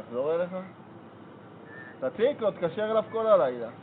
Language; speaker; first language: Hebrew; native; Hebrew